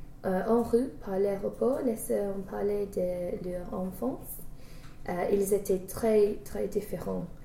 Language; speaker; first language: French; non-native, learner; English